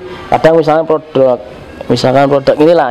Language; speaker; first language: Indonesian; native; Indonesian